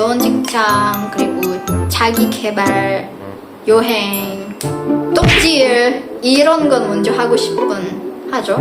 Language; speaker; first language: Korean; non-native, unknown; Indonesian